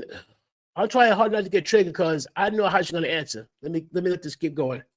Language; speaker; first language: English; native; English